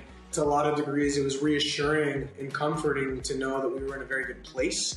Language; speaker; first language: English; native; English